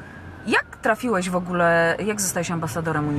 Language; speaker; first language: Polish; native; Polish